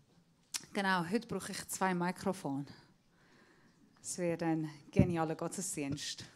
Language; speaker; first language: German; non-native, fluent; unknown